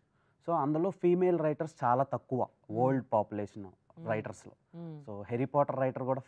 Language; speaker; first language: Telugu; native; Telugu